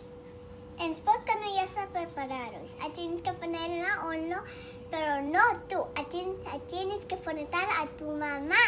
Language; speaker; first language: Spanish; early bilingual, heritage; Spanish